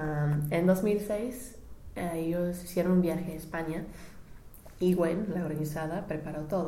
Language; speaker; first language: Spanish; non-native, fluent; English